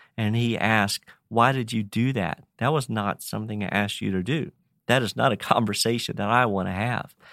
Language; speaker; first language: English; native; English